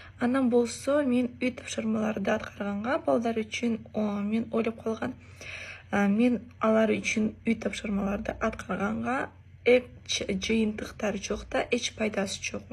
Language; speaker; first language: Kyrgyz; early bilingual, other home language; Russian